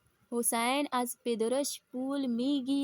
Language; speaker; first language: Persian; non-native, fluent; Urdu